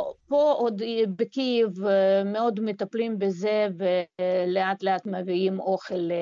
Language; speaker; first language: Hebrew; non-native, fluent; Russian